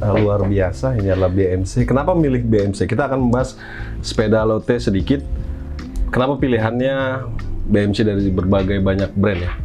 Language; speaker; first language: Indonesian; native; Indonesian